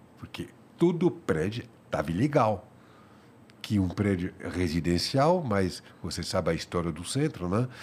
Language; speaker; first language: Portuguese; non-native, fluent; French